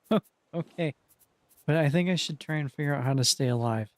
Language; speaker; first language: English; native; English